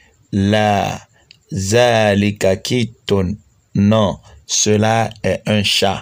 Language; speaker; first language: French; non-native, local second language; Fon